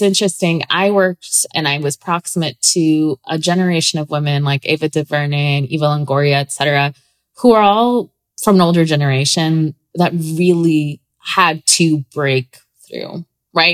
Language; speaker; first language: English; native; English